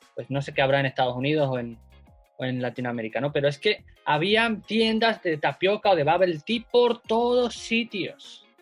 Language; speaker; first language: Spanish; native; Spanish